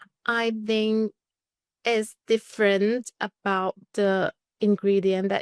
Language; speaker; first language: English; non-native, learner; Thai